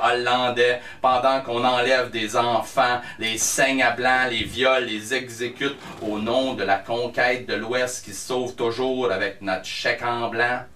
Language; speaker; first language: French; native; French